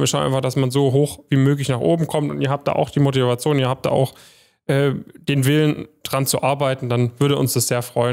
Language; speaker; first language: German; native; German